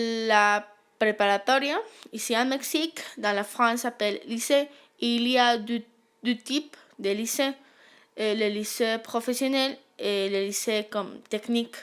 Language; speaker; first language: French; non-native, learner; Spanish